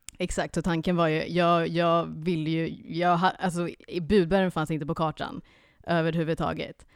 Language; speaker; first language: Swedish; early bilingual, other home language; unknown